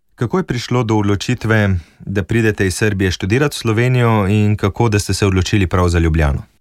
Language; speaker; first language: Slovenian; native; Slovenian